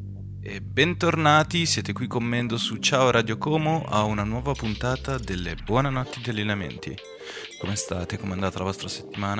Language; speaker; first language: Italian; native; Italian